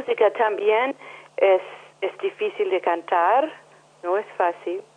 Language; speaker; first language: Spanish; non-native, learner; English